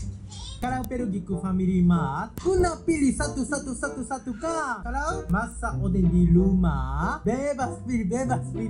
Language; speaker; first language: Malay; non-native, learner; Japanese